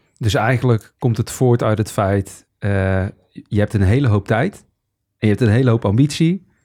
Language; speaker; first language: Dutch; native; Dutch